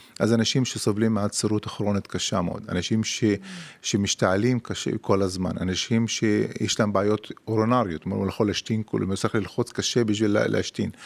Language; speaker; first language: Hebrew; non-native, local second language; Arabic